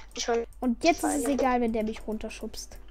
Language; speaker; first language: German; native; German